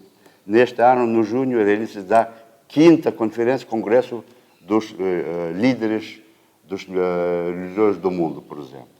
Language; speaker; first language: Portuguese; non-native, fluent; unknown